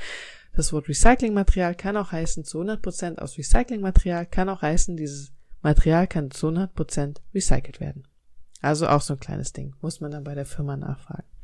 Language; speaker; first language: German; native; German